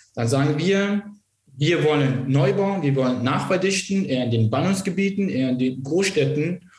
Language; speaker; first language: German; non-native, local second language; Kurdish